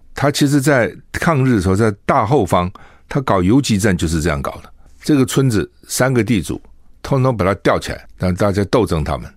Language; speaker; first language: Chinese; native; Chinese